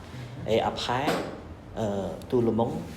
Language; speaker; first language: French; non-native, learner; Khmer